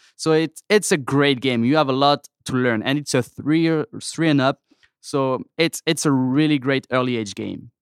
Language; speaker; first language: English; non-native, fluent; French